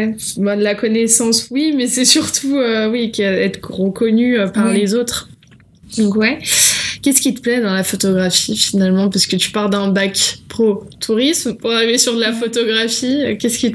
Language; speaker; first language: French; native; French